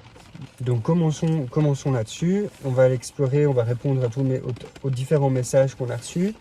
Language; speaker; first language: French; native; French